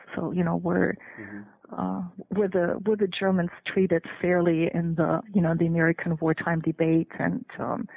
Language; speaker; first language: English; non-native, fluent; German